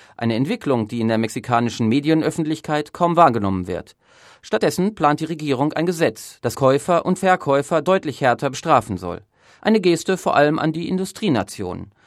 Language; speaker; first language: German; native; German